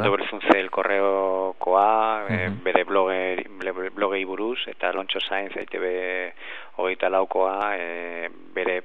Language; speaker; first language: Basque; non-native, learner; Spanish